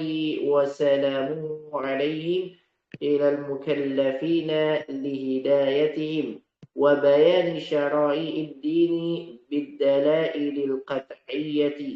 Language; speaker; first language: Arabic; non-native, fluent; Indonesian